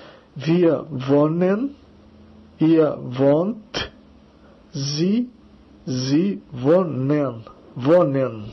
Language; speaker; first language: German; non-native, fluent; Portuguese